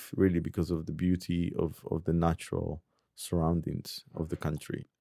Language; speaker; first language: English; early bilingual, other home language; Spanish